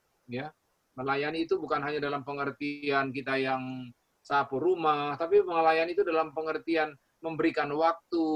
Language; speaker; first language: Indonesian; native; Indonesian